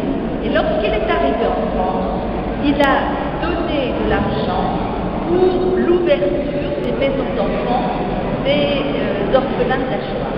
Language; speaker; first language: French; native; French